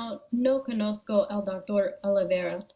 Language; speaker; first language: Spanish; non-native, learner; English